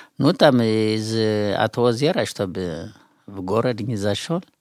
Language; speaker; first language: Russian; non-native, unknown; Amharic